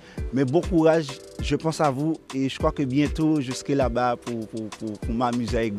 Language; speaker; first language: French; non-native, local second language; Haitian Creole